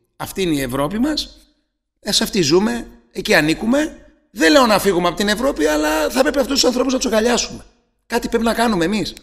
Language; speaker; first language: Greek; native; Greek